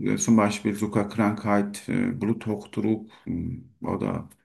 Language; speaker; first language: German; non-native, learner; Turkish